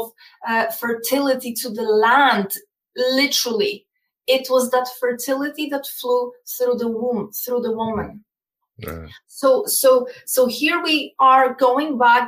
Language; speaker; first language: English; non-native, fluent; Polish